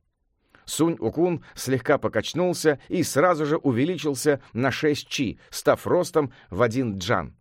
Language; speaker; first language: Russian; native; Russian